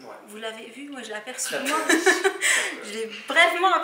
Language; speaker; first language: French; native; French